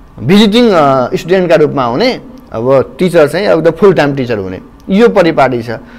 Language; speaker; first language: Nepali; native; Nepali